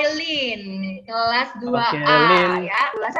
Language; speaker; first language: Indonesian; native; Indonesian